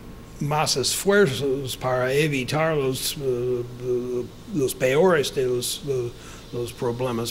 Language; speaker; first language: Spanish; non-native, fluent; English